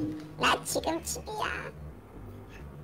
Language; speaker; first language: Korean; non-native, learner; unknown